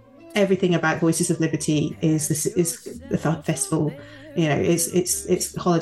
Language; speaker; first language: English; native; English